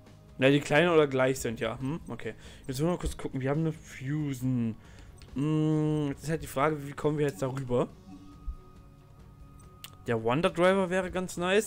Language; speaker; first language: German; native; German